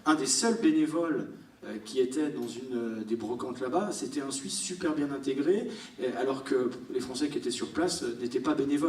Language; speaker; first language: French; native; French